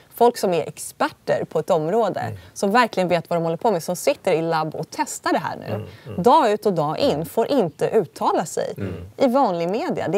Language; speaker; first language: Swedish; early bilingual, other home language; Polish